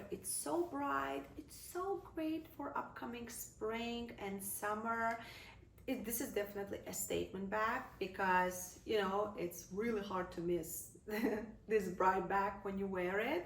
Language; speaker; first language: English; non-native, fluent; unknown